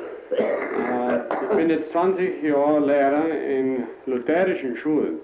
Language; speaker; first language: German; early bilingual, heritage; German